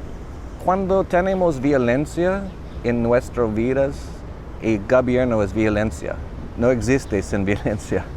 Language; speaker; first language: Spanish; non-native, learner; English